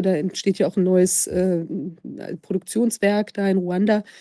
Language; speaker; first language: German; native; German